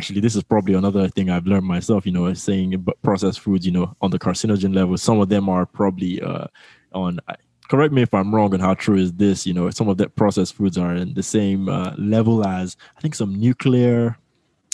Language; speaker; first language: English; non-native, local second language; Yoruba